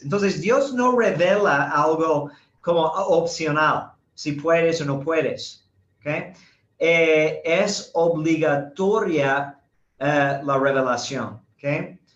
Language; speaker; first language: Spanish; non-native, fluent; English